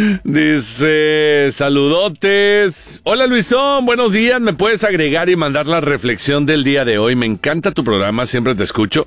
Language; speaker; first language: Spanish; native; Spanish